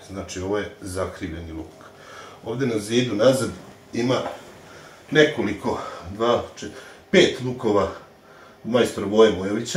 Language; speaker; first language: Serbian; native; Serbian